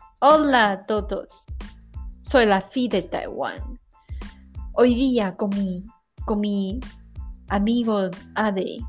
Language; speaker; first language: Spanish; non-native, learner; Chinese